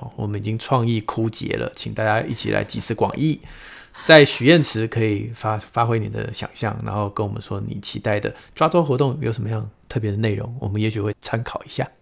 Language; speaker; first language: Chinese; native; Chinese